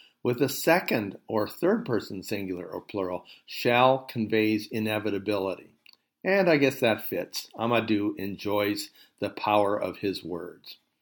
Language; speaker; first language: English; native; English